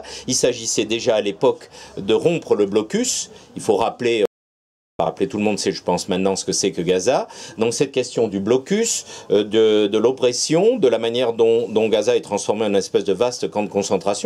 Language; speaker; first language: French; native; French